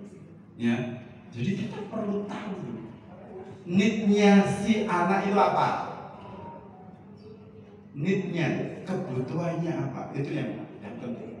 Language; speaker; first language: Indonesian; native; Indonesian